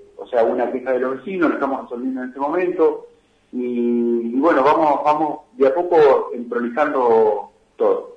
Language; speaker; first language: Spanish; native; Spanish